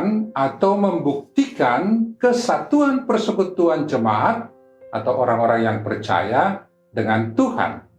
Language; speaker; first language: Malay; native; Malay